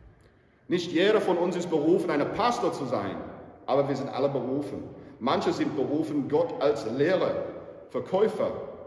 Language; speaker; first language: German; non-native, fluent; English